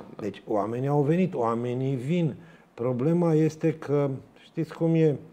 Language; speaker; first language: Romanian; native; Romanian